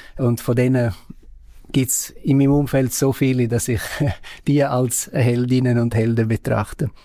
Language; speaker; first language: German; non-native, local second language; Romansh